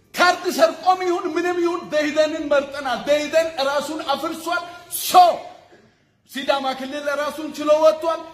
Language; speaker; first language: Amharic; non-native, local second language; Wolaytta